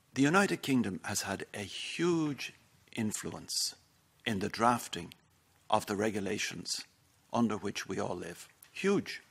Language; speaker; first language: English; native; English